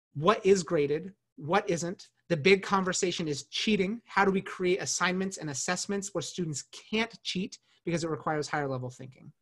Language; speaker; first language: English; native; English